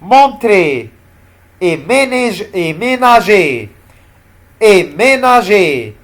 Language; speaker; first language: French; non-native, fluent; Arabic